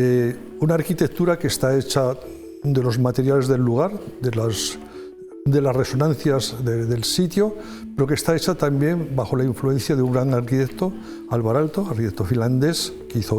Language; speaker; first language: Spanish; native; Spanish